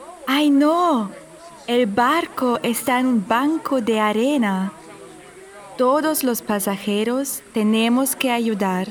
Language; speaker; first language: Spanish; non-native, fluent; German